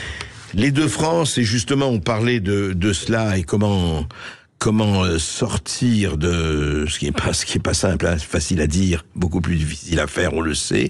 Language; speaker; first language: French; native; French